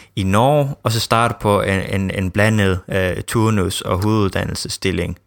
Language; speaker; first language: Danish; early bilingual, heritage; Danish